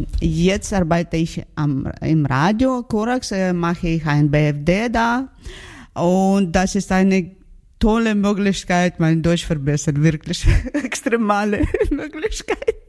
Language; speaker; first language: German; non-native, learner; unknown